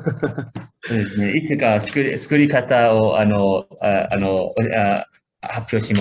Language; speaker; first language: Japanese; non-native, fluent; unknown